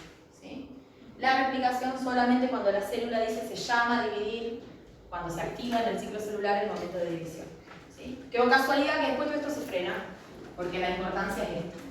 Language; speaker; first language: Spanish; native; Spanish